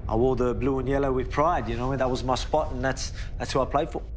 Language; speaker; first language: English; native; English